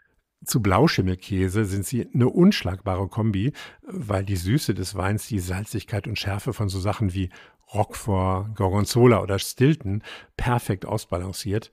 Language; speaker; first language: German; native; German